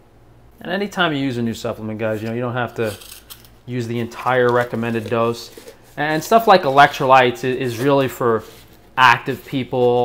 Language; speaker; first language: English; native; English